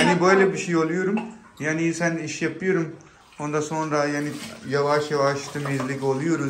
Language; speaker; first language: Turkish; non-native, learner; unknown